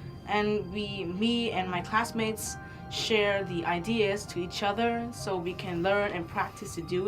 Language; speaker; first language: English; non-native, learner; Vietnamese